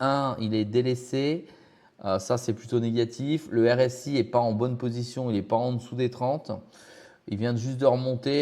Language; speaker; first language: French; native; French